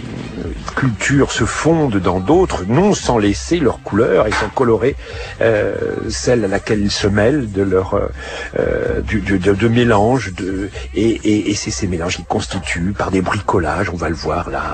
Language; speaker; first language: French; native; French